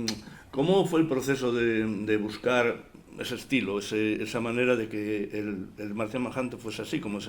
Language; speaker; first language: Spanish; native; Spanish